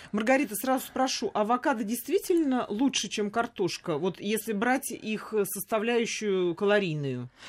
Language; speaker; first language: Russian; native; Russian